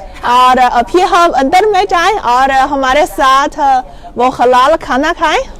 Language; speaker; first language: Hindi; non-native, learner; Chinese